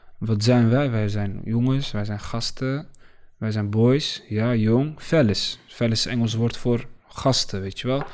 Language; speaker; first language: Dutch; early bilingual, other home language; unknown